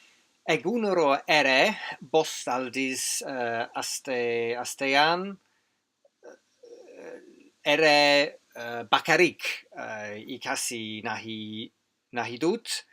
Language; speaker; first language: Basque; non-native, learner; English